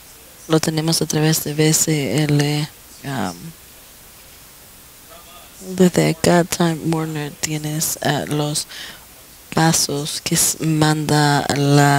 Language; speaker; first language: Spanish; non-native, fluent; English